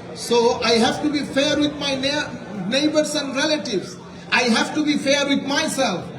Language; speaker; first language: English; non-native, local second language; Bangla